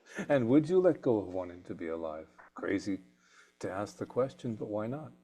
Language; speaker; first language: English; native; English